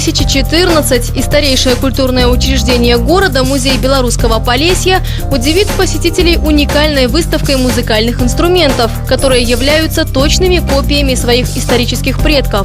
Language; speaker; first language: Russian; native; Russian